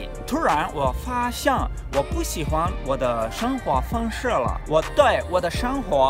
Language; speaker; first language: Chinese; non-native, fluent; Portuguese